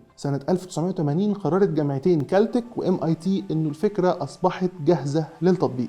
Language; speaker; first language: Arabic; native; Arabic